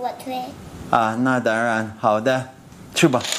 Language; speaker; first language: Chinese; non-native, learner; Italian